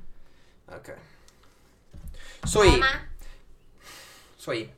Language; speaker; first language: Chinese; non-native, learner; English